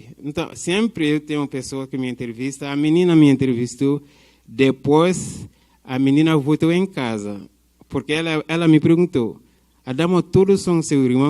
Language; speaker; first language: Portuguese; non-native, fluent; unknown